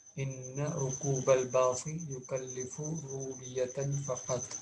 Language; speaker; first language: Arabic; non-native, fluent; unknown